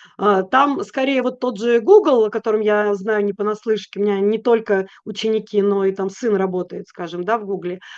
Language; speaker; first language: Russian; native; Russian